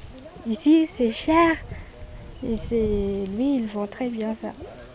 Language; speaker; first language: French; non-native, local second language; Malagasy